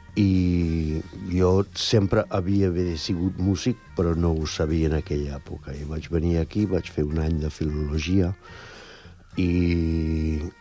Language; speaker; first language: Catalan; non-native, fluent; English